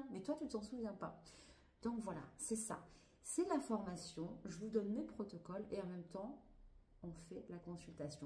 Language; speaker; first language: French; native; French